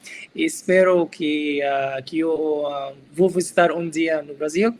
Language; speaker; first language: Portuguese; non-native, learner; Arabic